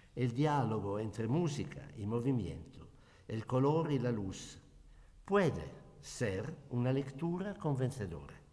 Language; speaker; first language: Spanish; non-native, learner; Italian